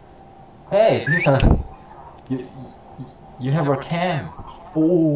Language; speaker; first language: English; non-native, learner; Korean